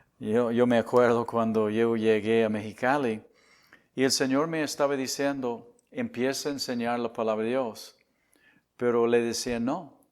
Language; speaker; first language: Spanish; non-native, fluent; English